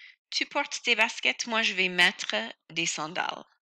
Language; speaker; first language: French; non-native, fluent; English